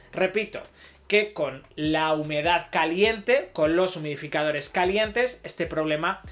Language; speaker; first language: Spanish; native; Spanish